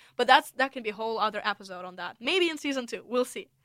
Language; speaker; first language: English; non-native, fluent; Russian